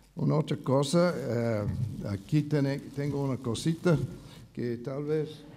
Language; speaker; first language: Spanish; non-native, learner; English